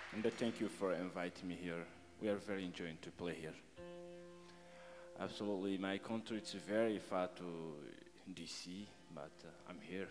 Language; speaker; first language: English; non-native, learner; Tamasheq